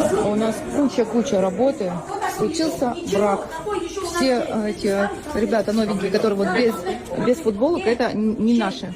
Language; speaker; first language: Russian; non-native, fluent; Uzbek